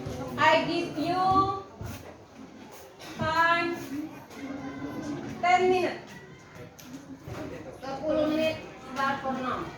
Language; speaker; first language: English; non-native, learner; Indonesian